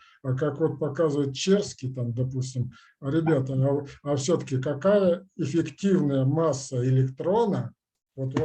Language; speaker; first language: Russian; native; Russian